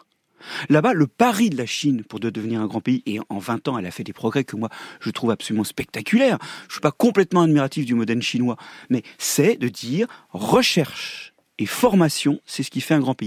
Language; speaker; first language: French; native; French